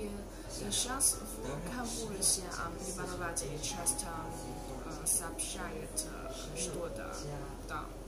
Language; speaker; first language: Russian; non-native, learner; Chinese